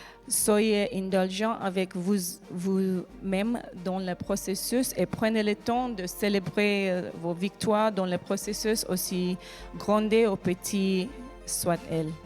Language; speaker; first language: French; non-native, learner; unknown